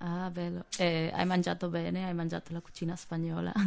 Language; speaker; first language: Italian; non-native, fluent; English